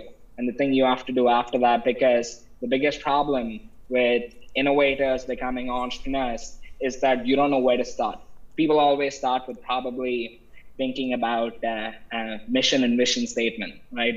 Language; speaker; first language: English; non-native, local second language; Tamil